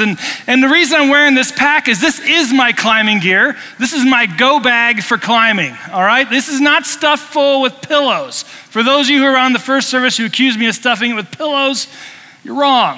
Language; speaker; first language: English; native; English